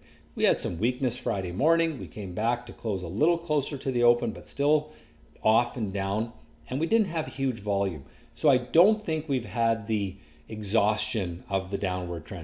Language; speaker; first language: English; native; English